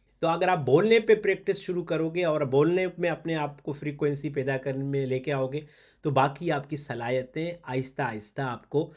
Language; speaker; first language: Urdu; non-native, local second language; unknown